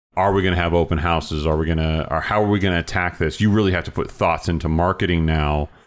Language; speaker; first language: English; early bilingual, other home language; Persian